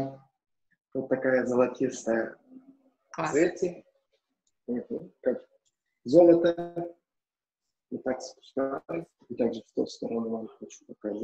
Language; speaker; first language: Russian; non-native, learner; Turkish